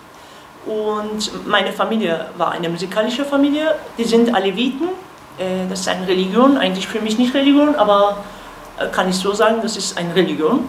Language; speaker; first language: German; non-native, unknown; Kurdish